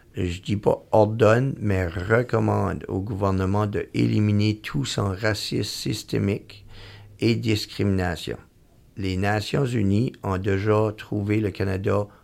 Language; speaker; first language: French; native; French